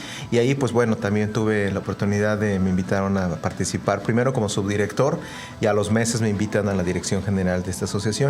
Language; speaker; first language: Spanish; native; Spanish